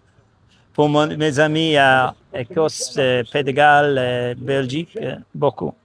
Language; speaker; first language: French; non-native, learner; English